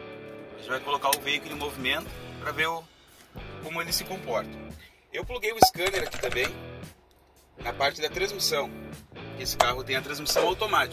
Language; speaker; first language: Portuguese; native; Portuguese